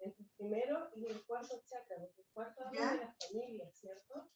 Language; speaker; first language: Spanish; native; Spanish